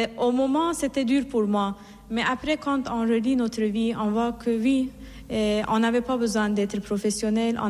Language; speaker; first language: French; non-native, fluent; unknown